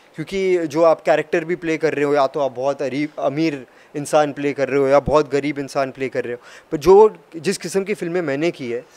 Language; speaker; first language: Hindi; native; Hindi